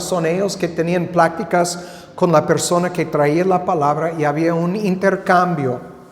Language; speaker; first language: Spanish; non-native, fluent; English